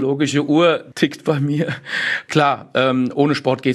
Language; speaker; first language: German; native; German